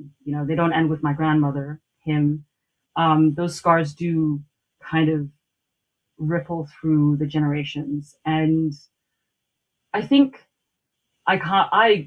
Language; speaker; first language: English; non-native, local second language; Cantonese